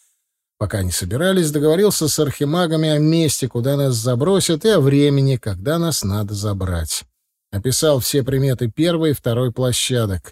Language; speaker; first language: Russian; native; Russian